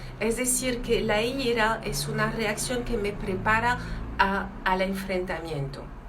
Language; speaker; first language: Spanish; non-native, fluent; French